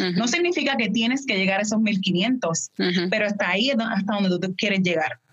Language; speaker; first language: Spanish; native; Spanish